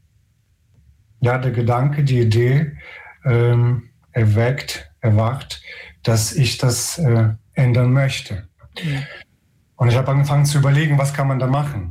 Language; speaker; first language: German; non-native, fluent; Ukrainian